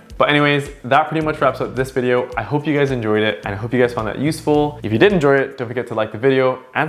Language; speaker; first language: English; native; English